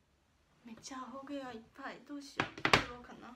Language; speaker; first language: Japanese; non-native, fluent; Chinese